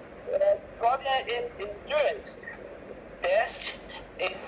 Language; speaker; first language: English; non-native, learner; Portuguese